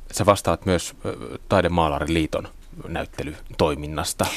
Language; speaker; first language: Finnish; native; Finnish